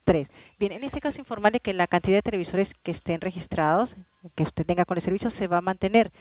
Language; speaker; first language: Spanish; native; Spanish